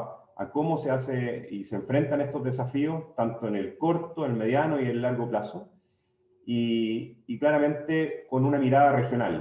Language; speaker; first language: Spanish; native; Spanish